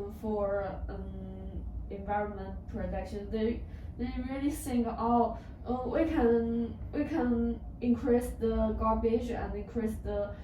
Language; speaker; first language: English; non-native, learner; Chinese